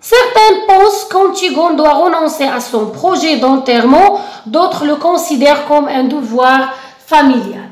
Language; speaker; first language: French; non-native, local second language; Arabic